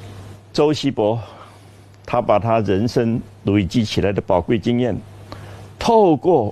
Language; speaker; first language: Chinese; native; Chinese